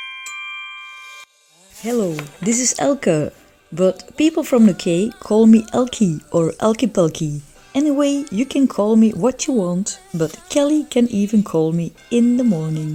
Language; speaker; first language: English; non-native, fluent; Dutch